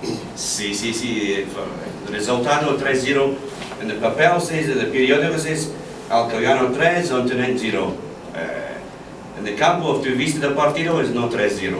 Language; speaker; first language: Spanish; non-native, learner; English